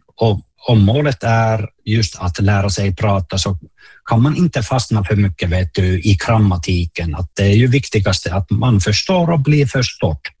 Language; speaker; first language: Swedish; non-native, local second language; Finnish